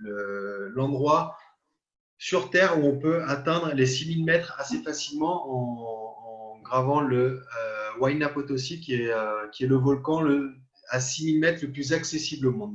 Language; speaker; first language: French; native; French